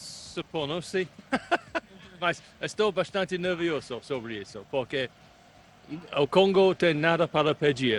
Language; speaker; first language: Portuguese; non-native, learner; English